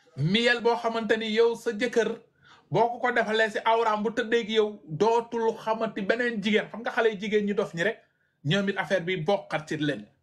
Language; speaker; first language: Wolof; non-native, local second language; Fula